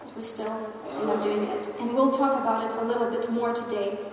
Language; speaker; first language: English; non-native, fluent; Russian